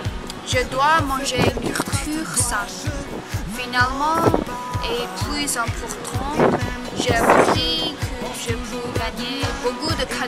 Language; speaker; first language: French; non-native, learner; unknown